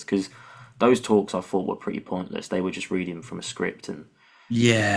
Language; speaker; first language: English; native; English